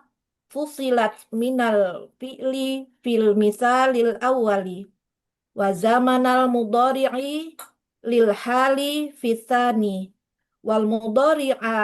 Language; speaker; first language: Arabic; non-native, learner; Indonesian